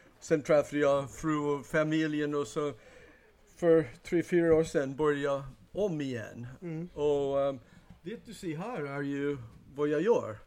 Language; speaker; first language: Swedish; non-native, fluent; English